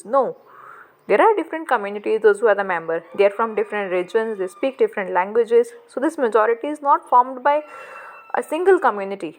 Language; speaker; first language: English; non-native, local second language; Hindi